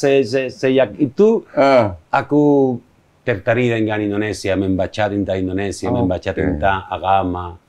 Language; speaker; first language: Indonesian; non-native, learner; Spanish